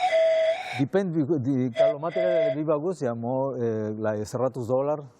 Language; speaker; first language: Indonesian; non-native, learner; Spanish